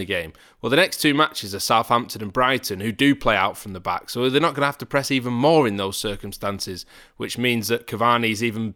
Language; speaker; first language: English; native; English